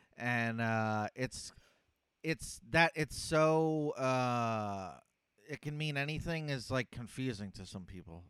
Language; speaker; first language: English; native; English